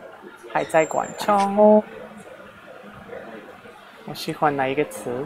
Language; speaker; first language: Chinese; non-native, learner; English